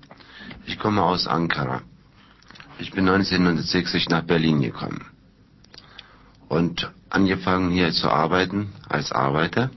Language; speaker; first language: German; non-native, fluent; Turkish